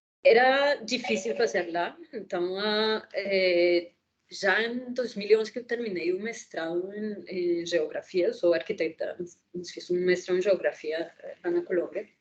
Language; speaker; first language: Portuguese; non-native, fluent; Spanish